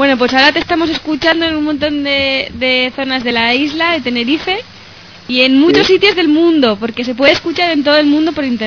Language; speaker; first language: Spanish; native; Spanish